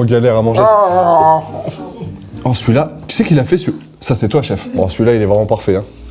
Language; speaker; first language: French; native; French